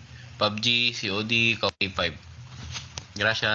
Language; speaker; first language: Spanish; non-native, learner; Filipino